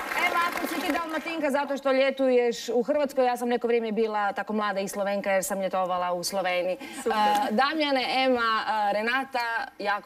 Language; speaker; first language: Croatian; native; Croatian